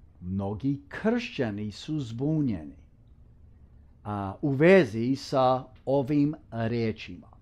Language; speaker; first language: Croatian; early bilingual, heritage; Croatian